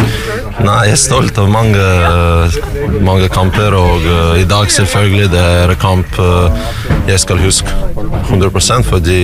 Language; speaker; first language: Norwegian; non-native, fluent; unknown